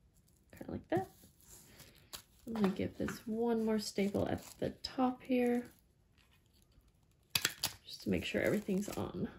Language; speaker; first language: English; native; English